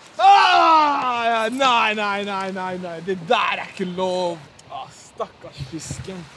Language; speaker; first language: Norwegian; non-native, fluent; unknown